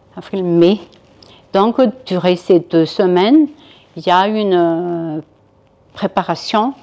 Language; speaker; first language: French; non-native, local second language; Malagasy